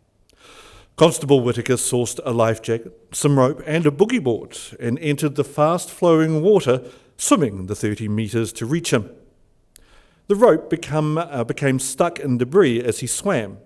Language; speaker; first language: English; native; English